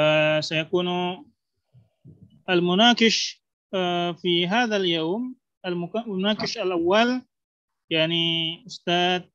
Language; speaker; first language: Arabic; non-native, fluent; Indonesian